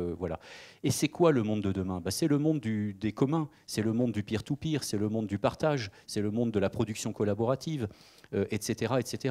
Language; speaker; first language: French; native; French